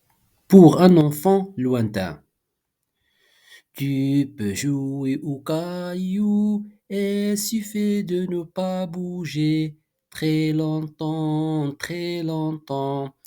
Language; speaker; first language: French; non-native, local second language; Arabic